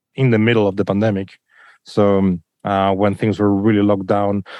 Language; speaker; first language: English; non-native, fluent; Spanish